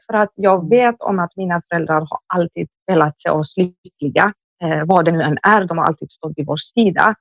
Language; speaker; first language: Swedish; early bilingual, other home language; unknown